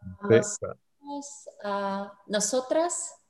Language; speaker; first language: Spanish; non-native, learner; English